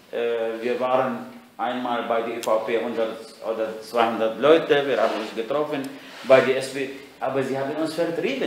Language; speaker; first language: German; non-native, fluent; Arabic